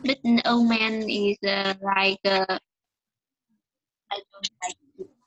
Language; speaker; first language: English; non-native, learner; Vietnamese